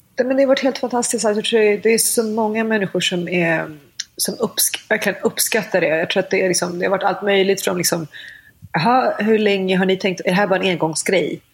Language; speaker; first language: Swedish; early bilingual, other home language; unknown